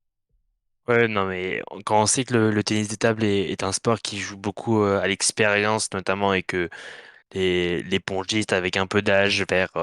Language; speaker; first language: French; native; French